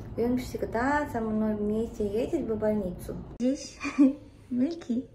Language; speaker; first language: Russian; non-native, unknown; Korean